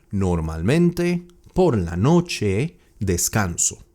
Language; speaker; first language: Spanish; non-native, fluent; English